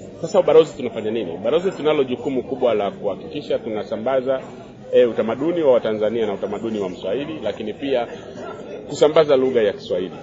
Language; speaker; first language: Swahili; native; Swahili